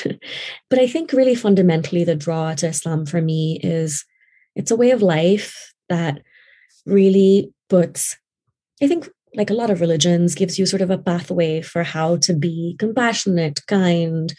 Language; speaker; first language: English; non-native, local second language; Urdu